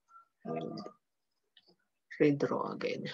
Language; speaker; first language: English; non-native, local second language; Filipino